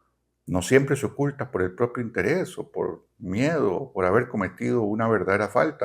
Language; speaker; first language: Spanish; native; Spanish